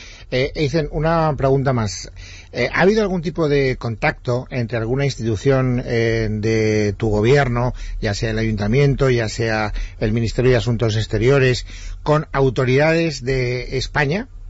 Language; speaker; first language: Spanish; native; Spanish